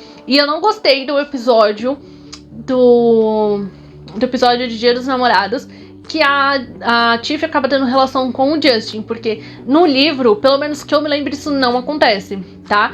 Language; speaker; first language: Portuguese; native; Portuguese